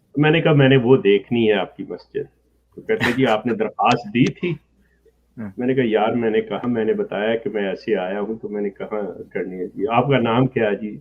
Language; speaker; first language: Urdu; non-native, local second language; Punjabi